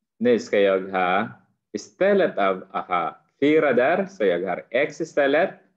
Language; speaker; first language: Swedish; non-native, fluent; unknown